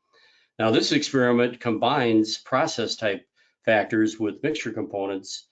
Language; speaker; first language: English; native; English